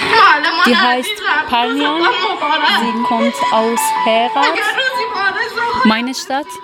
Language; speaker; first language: German; non-native, learner; Persian